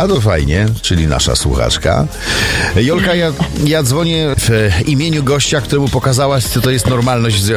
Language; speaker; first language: Polish; native; Polish